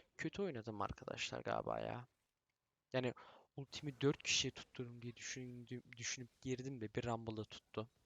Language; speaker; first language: Turkish; early bilingual, heritage; Turkish